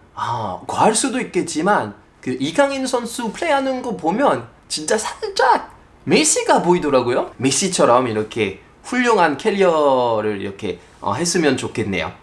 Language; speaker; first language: Korean; non-native, fluent; French